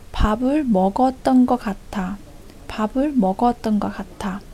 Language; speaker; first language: Korean; non-native, fluent; Chinese